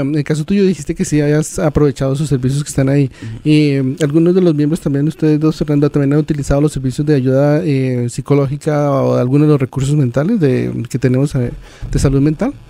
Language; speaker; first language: Spanish; native; Spanish